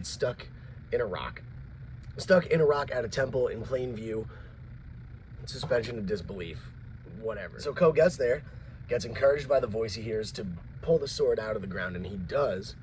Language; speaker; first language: English; native; English